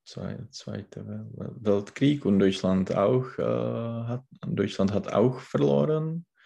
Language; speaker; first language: German; non-native, learner; Czech